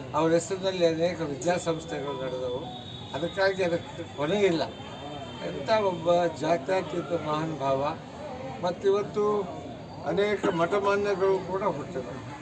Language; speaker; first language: Kannada; non-native, local second language; Lambadi